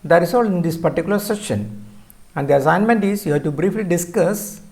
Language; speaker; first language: English; non-native, local second language; Malayalam